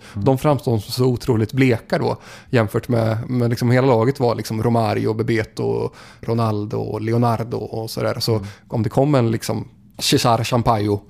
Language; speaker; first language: Swedish; native; Swedish